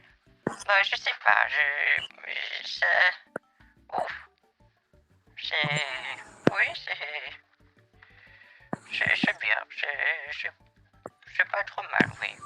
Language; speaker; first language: French; native; French